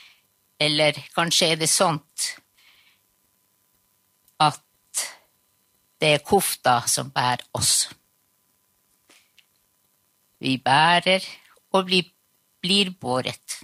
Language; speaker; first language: Norwegian; non-native, local second language; Northern Sami